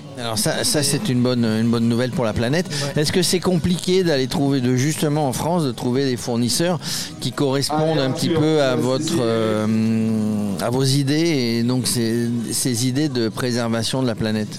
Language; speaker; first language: French; native; French